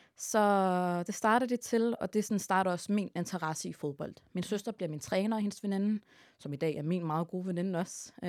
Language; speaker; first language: Danish; early bilingual, other home language; Arabic